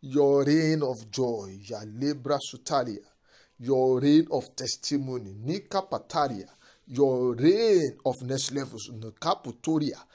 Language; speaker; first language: English; non-native, local second language; Yoruba